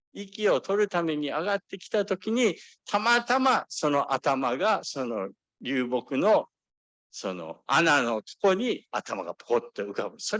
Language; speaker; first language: Japanese; early bilingual, other home language; English